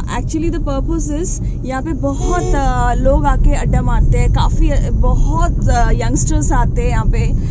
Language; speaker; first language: Hindi; native; Hindi